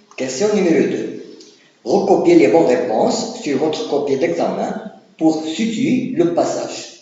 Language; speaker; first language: French; non-native, local second language; Arabic